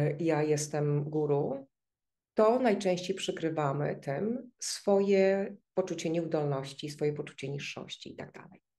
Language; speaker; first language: Polish; native; Polish